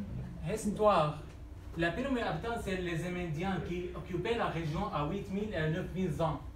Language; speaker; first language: French; non-native, learner; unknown